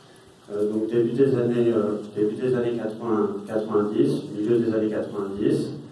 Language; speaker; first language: French; native; French